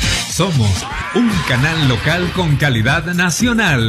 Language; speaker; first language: Spanish; native; Spanish